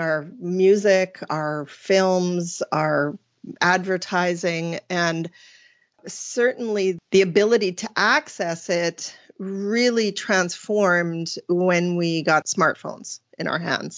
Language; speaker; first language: English; native; English